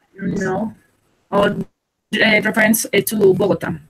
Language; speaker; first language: English; non-native, learner; Spanish